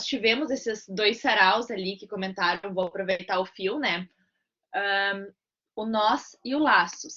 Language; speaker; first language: Portuguese; native; Portuguese